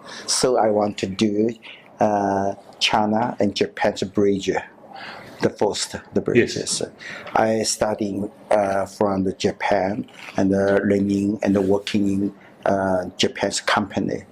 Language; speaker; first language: English; non-native, learner; Chinese